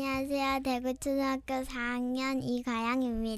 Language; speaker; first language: Korean; native; Korean